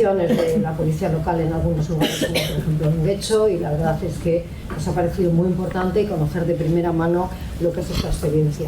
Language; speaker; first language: Spanish; native; Spanish